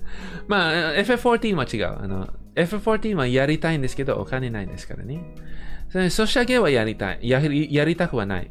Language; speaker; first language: Japanese; non-native, fluent; English